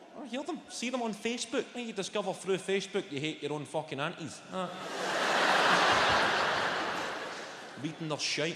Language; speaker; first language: English; native; English